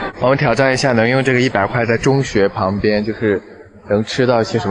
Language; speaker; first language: Chinese; native; Chinese